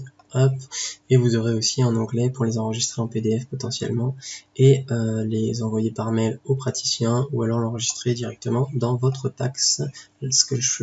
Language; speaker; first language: French; native; French